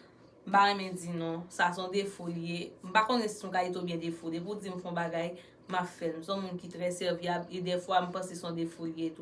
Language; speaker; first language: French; non-native, learner; Haitian Creole